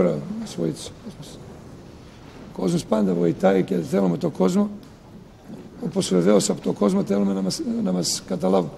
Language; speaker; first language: Greek; non-native, fluent; Serbian